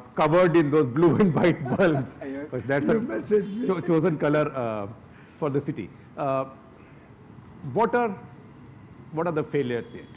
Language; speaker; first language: English; non-native, local second language; Hindi